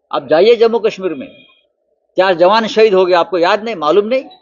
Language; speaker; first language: Hindi; non-native, local second language; Marathi